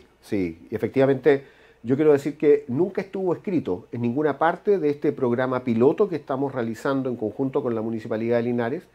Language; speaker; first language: Spanish; native; Spanish